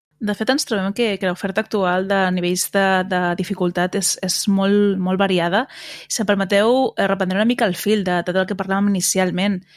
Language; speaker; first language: Catalan; native; Catalan